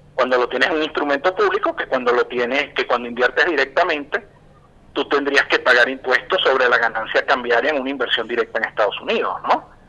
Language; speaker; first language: Spanish; native; Spanish